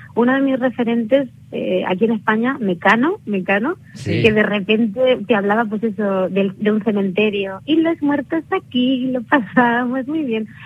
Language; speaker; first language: Spanish; native; Spanish